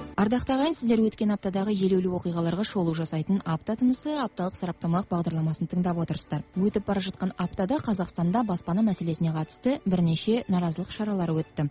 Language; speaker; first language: Kazakh; native; Kazakh